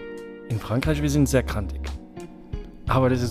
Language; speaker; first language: German; non-native, fluent; French